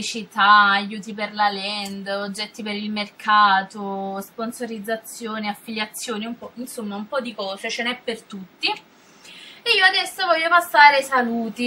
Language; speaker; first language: Italian; native; Italian